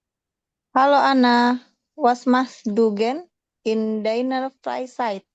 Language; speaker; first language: German; non-native, learner; Indonesian